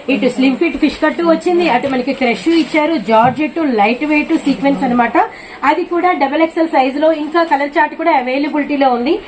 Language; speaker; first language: Telugu; native; Telugu